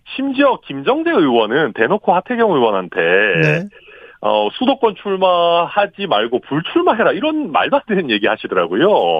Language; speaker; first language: Korean; native; Korean